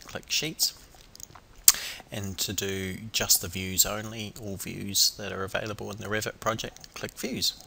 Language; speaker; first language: English; native; English